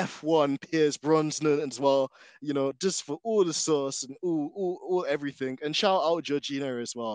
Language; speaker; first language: English; native; English